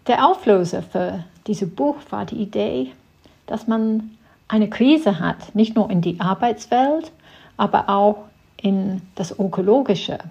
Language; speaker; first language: German; non-native, fluent; English